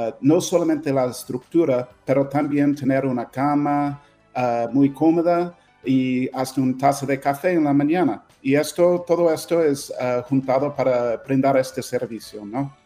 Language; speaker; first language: Spanish; non-native, fluent; English